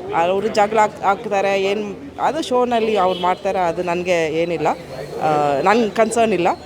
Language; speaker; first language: Kannada; non-native, fluent; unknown